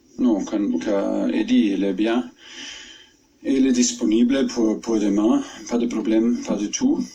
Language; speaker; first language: French; non-native, fluent; German